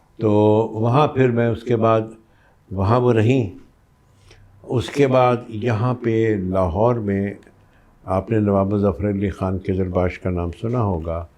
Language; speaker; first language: Urdu; native; Urdu